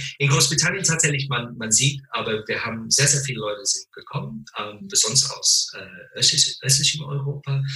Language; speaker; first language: German; non-native, fluent; English